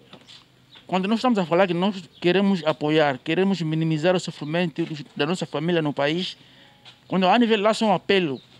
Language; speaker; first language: Portuguese; native; Portuguese